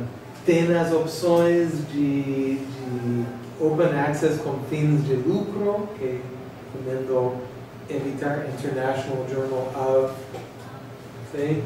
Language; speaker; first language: Portuguese; non-native, fluent; English